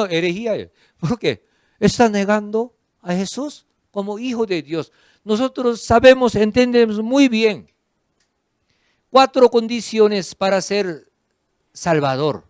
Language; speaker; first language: Spanish; non-native, fluent; Korean